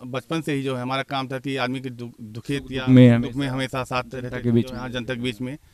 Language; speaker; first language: Hindi; native; Hindi